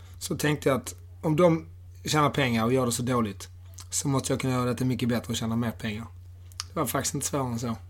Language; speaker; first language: Swedish; native; Swedish